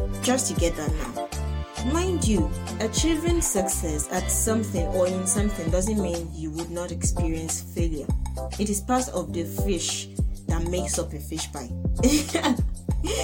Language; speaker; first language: English; non-native, local second language; Yoruba